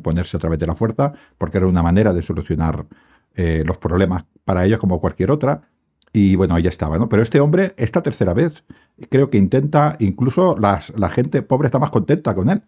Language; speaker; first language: Spanish; native; Spanish